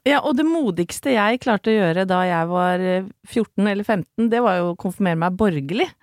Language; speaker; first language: Norwegian; native; Norwegian